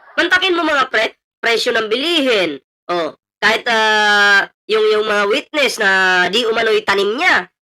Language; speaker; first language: Filipino; native; Filipino